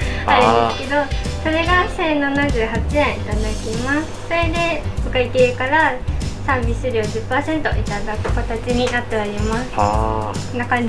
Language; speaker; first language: Japanese; native; Japanese